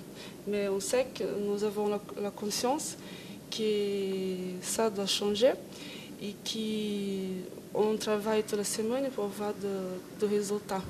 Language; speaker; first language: French; non-native, learner; Portuguese